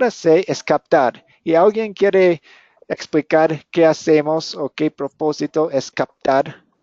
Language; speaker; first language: Spanish; non-native, fluent; English